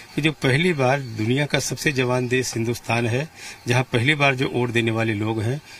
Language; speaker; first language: Hindi; native; Hindi